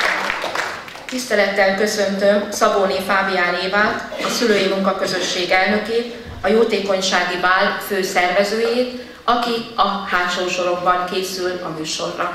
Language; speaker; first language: Hungarian; native; Hungarian